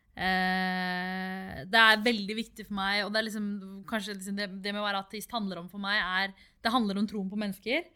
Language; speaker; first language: Norwegian; early bilingual, other home language; Tamil